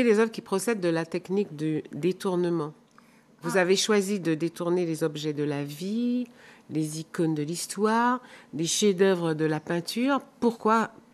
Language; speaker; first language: French; native; French